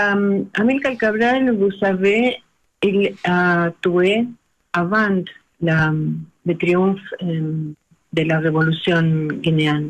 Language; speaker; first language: French; non-native, learner; Spanish